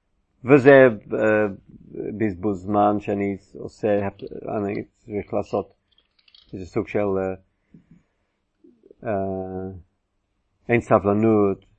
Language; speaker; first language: Hebrew; non-native, fluent; English